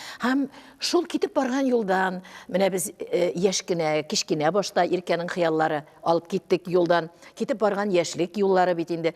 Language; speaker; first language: Tatar; native; Tatar